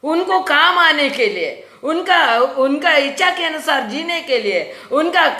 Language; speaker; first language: Hindi; non-native, local second language; Malayalam